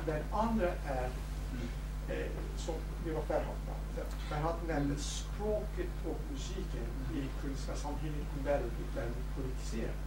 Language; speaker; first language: Swedish; non-native, fluent; Kurdish